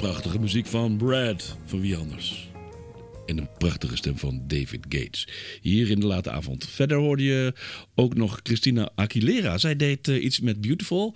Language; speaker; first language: Dutch; native; Dutch